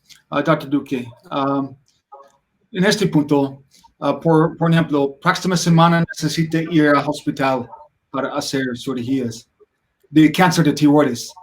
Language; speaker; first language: Spanish; non-native, learner; English